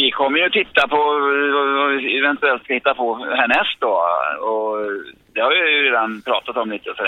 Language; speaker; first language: Swedish; native; Swedish